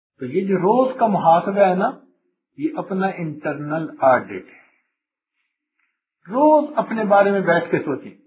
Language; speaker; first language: Urdu; non-native, local second language; Punjabi